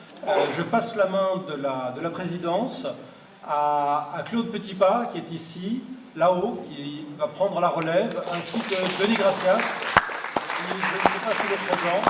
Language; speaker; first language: French; native; French